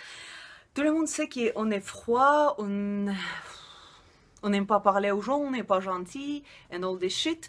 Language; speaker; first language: French; non-native, fluent; Russian